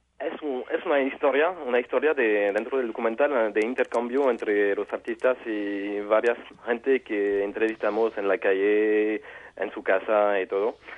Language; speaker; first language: Spanish; non-native, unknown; French